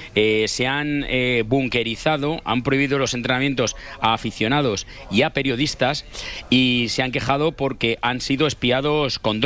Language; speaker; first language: Spanish; native; Spanish